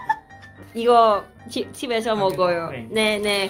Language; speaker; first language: Korean; non-native, learner; Cantonese